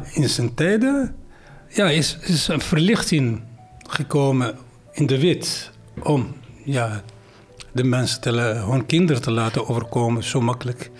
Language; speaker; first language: Dutch; non-native, fluent; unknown